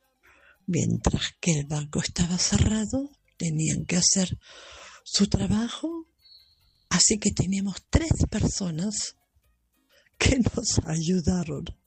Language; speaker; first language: Spanish; non-native, fluent; German